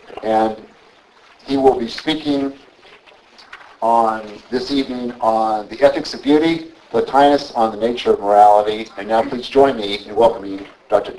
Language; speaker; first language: English; native; English